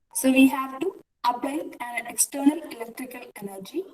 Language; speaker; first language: English; non-native, local second language; Malayalam